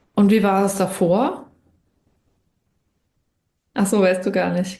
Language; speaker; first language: German; native; German